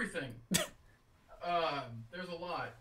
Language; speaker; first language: English; native; English